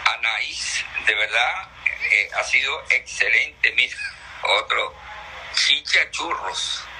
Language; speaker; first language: Spanish; native; Spanish